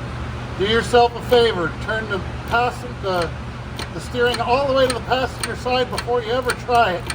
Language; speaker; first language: English; native; English